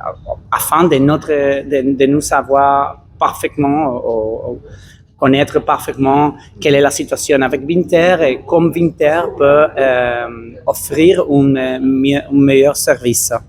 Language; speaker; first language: French; non-native, learner; Spanish